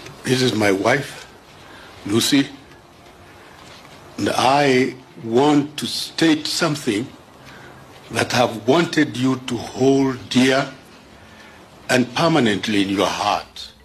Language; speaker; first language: English; non-native, local second language; Kikuyu